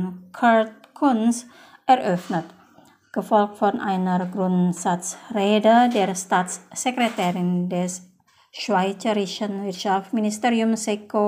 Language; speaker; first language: German; non-native, fluent; Indonesian